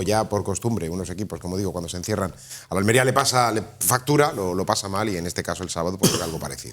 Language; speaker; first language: Spanish; native; Spanish